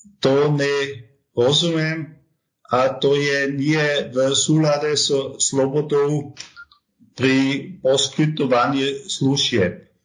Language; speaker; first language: Slovak; non-native, learner; German